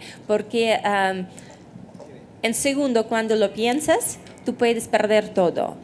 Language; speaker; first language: Spanish; non-native, fluent; Russian